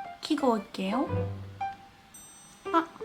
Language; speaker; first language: Korean; non-native, learner; Japanese